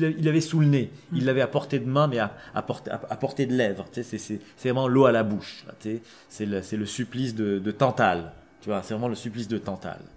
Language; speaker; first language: French; non-native, local second language; Arabic